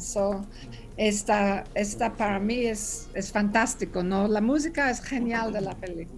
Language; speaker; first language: Spanish; non-native, learner; English